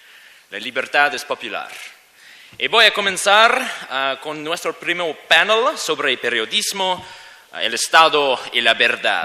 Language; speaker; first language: Spanish; non-native, learner; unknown